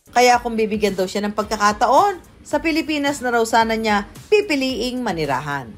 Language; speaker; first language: Filipino; native; Filipino